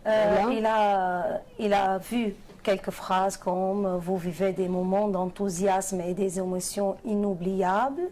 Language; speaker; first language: French; non-native, fluent; Arabic